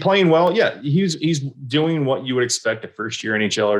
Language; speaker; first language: English; native; English